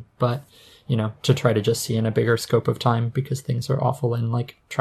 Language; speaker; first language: English; native; English